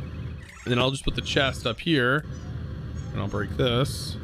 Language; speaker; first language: English; native; English